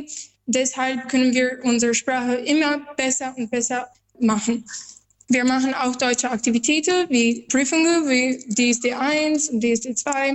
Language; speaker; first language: German; non-native, learner; Albanian